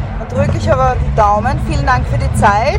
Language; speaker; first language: German; native; German